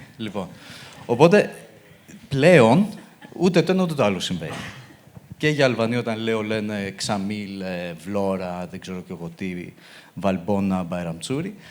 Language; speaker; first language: Greek; early bilingual, other home language; Albanian